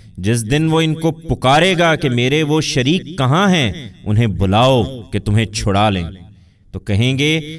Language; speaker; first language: Urdu; native; Urdu